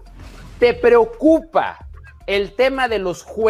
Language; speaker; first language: Spanish; native; Spanish